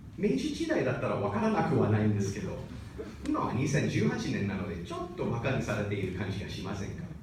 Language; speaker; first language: Japanese; non-native, fluent; English